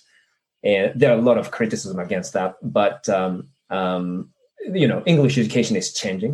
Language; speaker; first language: English; non-native, fluent; Japanese